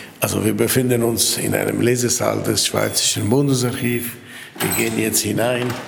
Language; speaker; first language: German; non-native, local second language; Italian